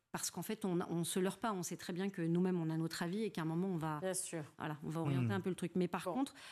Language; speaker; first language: French; native; French